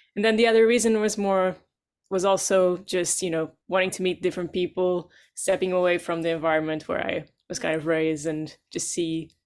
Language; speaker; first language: English; non-native, fluent; Portuguese